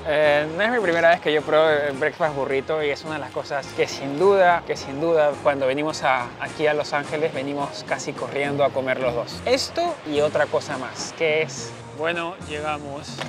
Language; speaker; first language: Spanish; native; Spanish